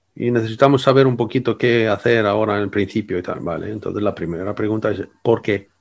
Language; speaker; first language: Spanish; non-native, fluent; Swedish